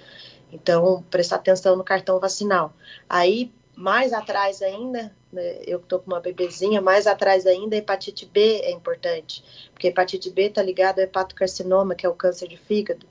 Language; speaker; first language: Portuguese; native; Portuguese